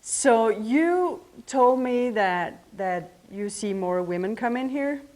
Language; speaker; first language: English; non-native, fluent; Danish